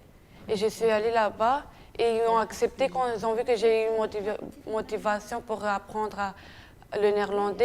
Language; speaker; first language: French; non-native, fluent; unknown